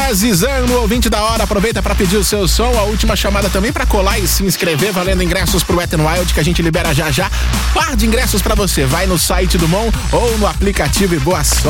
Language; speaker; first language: Portuguese; native; Portuguese